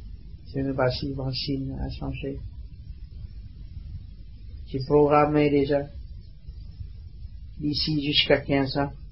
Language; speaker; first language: French; non-native, learner; Vietnamese